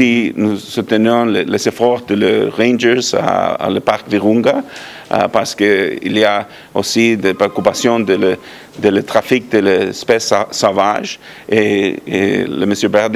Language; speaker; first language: French; non-native, fluent; English